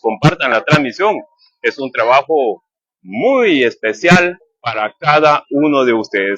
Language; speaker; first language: Spanish; native; Spanish